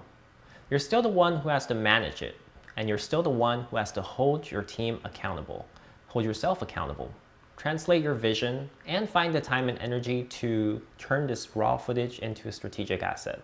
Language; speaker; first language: English; native; English